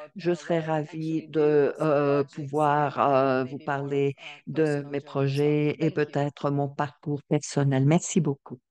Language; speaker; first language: French; non-native, fluent; Portuguese